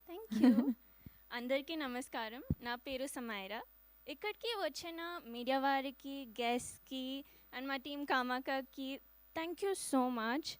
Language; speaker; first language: Telugu; non-native, learner; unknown